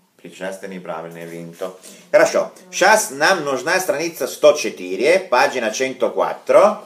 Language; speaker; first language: Russian; non-native, fluent; Italian